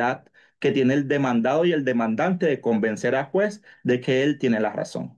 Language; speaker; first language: Spanish; native; Spanish